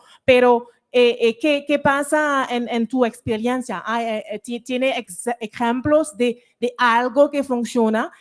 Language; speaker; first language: Spanish; non-native, fluent; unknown